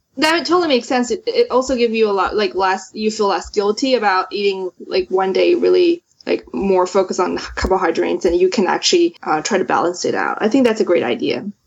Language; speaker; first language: English; non-native, fluent; Chinese